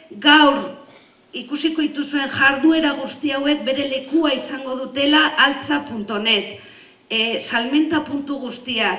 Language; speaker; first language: Basque; native; Basque